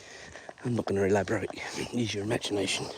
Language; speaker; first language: English; native; English